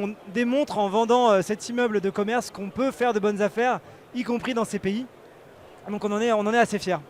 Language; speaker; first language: French; native; French